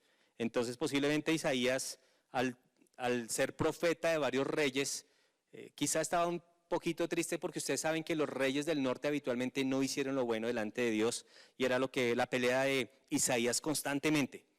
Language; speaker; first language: Spanish; native; Spanish